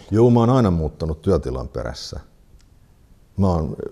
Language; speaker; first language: Finnish; native; Finnish